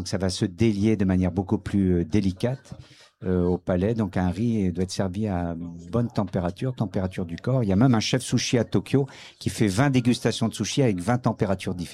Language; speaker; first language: French; native; French